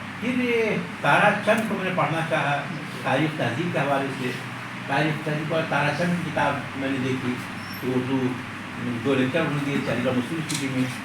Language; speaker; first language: Urdu; native; Urdu